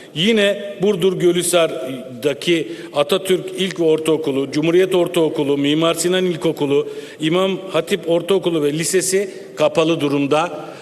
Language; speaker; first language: Turkish; native; Turkish